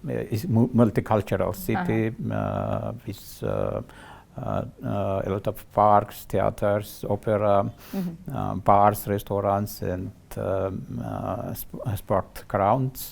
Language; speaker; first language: English; non-native, learner; Georgian